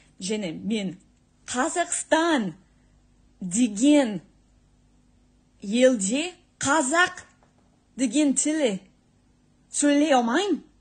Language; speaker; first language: Kazakh; non-native, learner; English